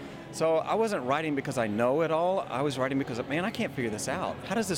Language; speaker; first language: English; native; English